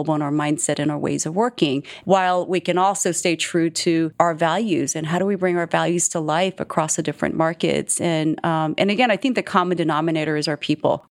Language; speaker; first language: English; early bilingual, other home language; Korean